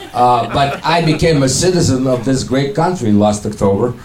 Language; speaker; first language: English; non-native, fluent; Ukrainian